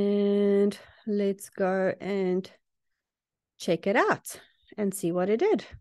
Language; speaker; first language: English; native; English